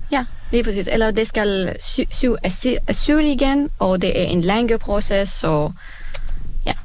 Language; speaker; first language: Danish; non-native, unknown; Arabic